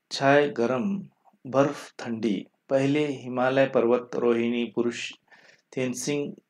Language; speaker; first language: Hindi; non-native, local second language; Kannada